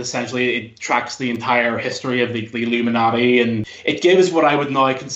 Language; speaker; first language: English; native; English